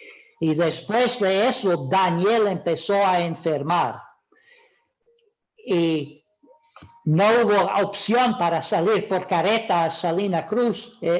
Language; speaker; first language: Spanish; non-native, fluent; English